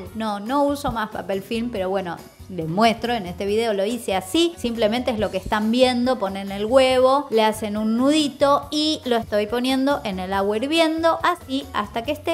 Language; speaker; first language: Spanish; native; Spanish